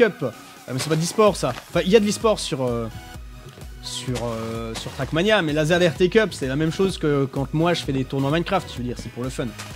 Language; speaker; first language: French; native; French